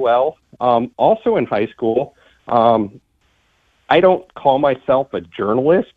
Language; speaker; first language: English; native; English